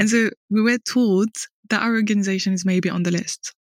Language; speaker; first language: English; non-native, fluent; French